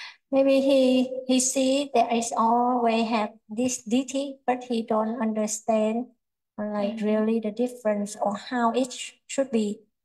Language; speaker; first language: English; non-native, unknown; Vietnamese